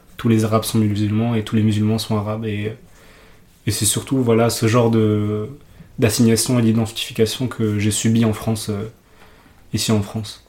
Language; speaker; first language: French; early bilingual, other home language; Urdu